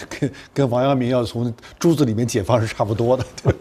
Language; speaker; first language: Chinese; native; Chinese